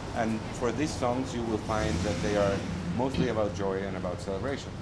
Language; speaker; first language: English; native; English